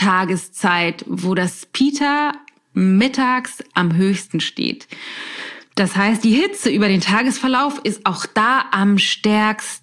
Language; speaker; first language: German; native; German